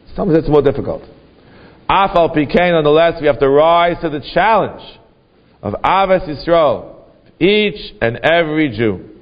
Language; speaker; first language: English; native; English